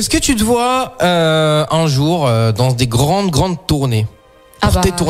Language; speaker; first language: French; native; French